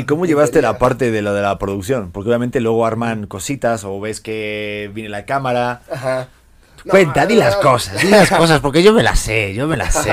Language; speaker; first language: Spanish; native; Spanish